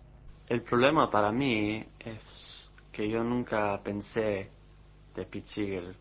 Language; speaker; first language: Spanish; early bilingual, heritage; Spanish